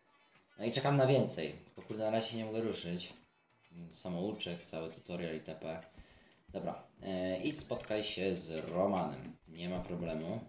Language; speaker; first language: Polish; native; Polish